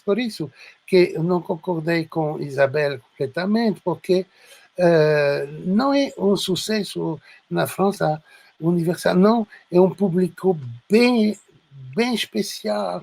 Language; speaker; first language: Portuguese; non-native, fluent; French